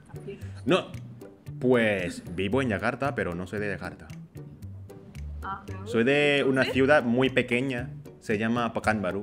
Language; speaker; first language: Spanish; non-native, fluent; Indonesian